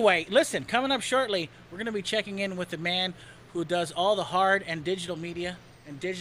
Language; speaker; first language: English; native; English